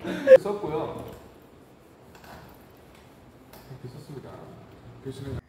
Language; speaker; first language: Korean; native; Korean